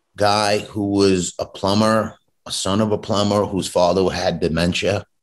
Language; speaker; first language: English; native; English